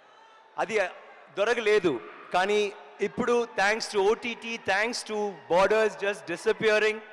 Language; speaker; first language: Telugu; non-native, learner; Tamil